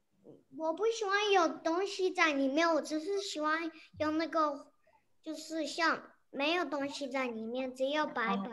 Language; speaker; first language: Chinese; early bilingual, heritage; English